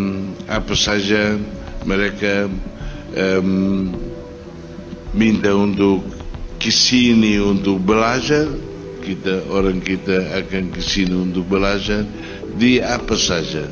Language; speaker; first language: Indonesian; non-native, fluent; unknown